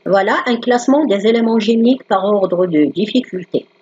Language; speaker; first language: French; non-native, local second language; Arabic